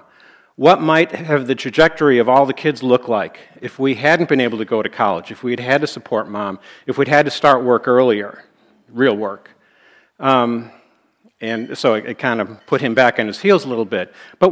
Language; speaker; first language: English; native; English